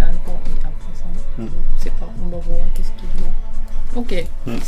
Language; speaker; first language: French; non-native, fluent; Japanese